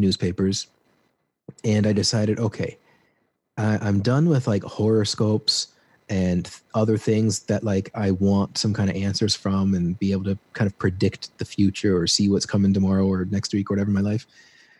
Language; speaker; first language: English; native; English